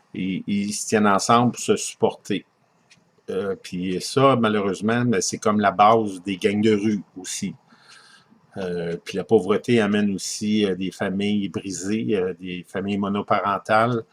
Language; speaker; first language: French; native; French